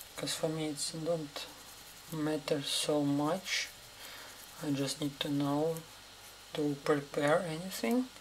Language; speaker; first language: English; non-native, fluent; Russian